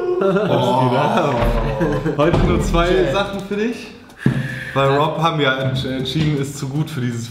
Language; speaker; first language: German; native; German